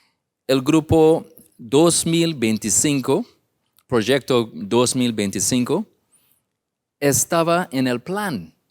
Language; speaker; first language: Spanish; non-native, learner; English